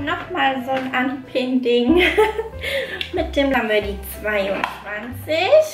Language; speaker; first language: German; native; German